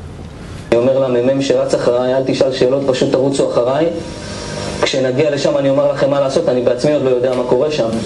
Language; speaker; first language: Hebrew; native; Hebrew